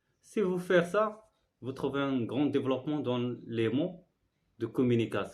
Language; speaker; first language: French; non-native, learner; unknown